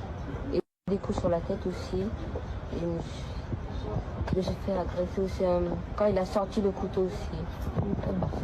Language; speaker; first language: French; native; French